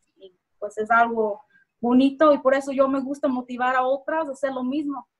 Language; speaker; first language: Spanish; early bilingual, heritage; Spanish